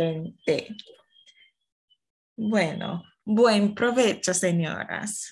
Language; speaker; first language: Spanish; non-native, fluent; English